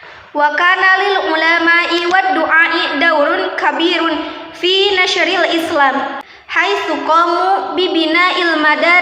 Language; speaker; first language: Arabic; non-native, learner; Indonesian